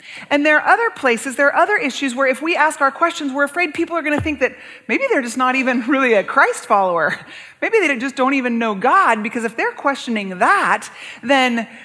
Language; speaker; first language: English; native; English